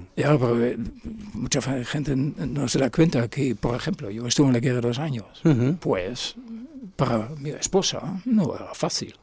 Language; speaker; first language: Spanish; non-native, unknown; Limburgish